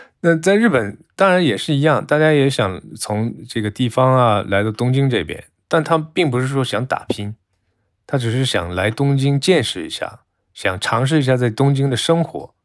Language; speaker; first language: Chinese; non-native, fluent; Japanese